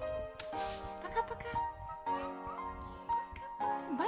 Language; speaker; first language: Russian; non-native, fluent; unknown